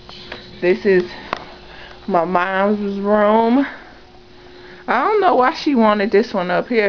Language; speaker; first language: English; native; English